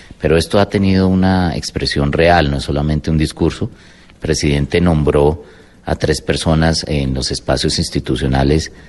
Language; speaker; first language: Spanish; native; Spanish